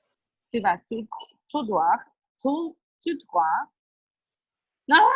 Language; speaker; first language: French; non-native, learner; Portuguese